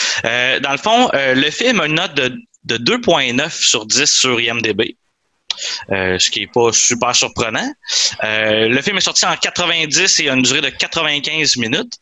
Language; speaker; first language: French; native; French